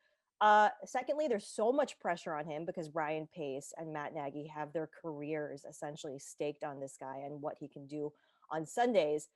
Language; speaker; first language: English; native; English